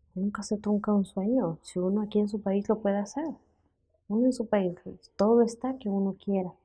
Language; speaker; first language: Spanish; native; Spanish